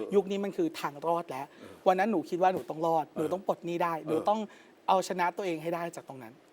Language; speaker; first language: Thai; native; Thai